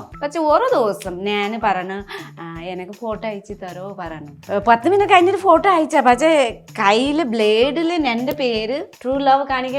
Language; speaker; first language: Malayalam; non-native, learner; Nepali